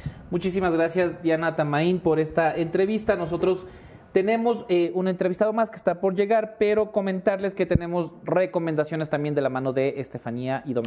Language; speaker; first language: Spanish; native; Spanish